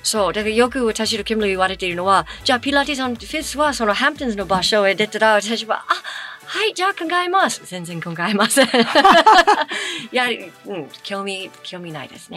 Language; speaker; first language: Japanese; non-native, fluent; English